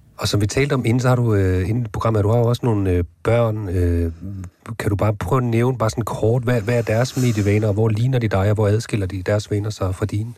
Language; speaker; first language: Danish; native; Danish